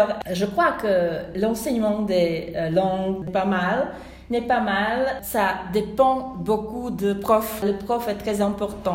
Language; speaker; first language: French; non-native, fluent; Czech